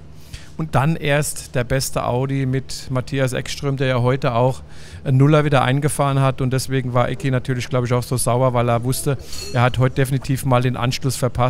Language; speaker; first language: German; native; German